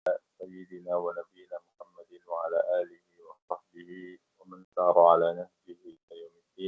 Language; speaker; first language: Arabic; non-native, fluent; Indonesian